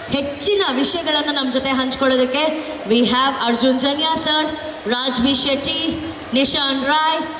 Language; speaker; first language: Kannada; non-native, local second language; Tulu